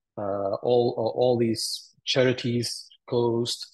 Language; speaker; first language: English; early bilingual, other home language; Turkish